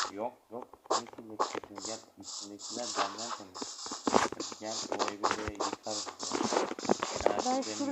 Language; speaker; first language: Turkish; native; Turkish